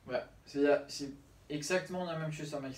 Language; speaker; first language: French; non-native, learner; Spanish